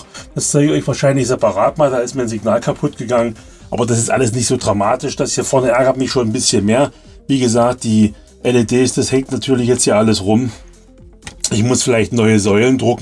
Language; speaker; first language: German; native; German